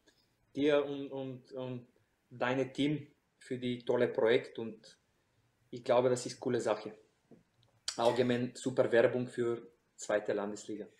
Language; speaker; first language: German; non-native, fluent; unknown